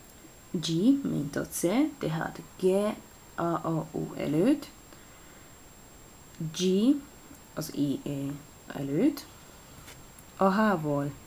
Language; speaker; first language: Hungarian; non-native, learner; Italian